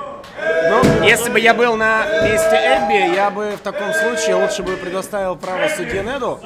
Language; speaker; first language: Russian; native; Russian